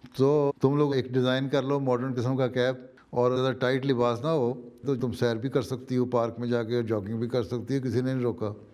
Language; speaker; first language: Urdu; native; Urdu